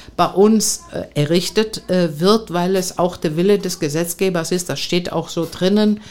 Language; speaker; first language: German; non-native, fluent; Greek